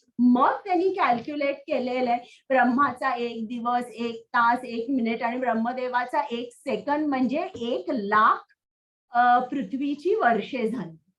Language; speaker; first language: Marathi; native; Marathi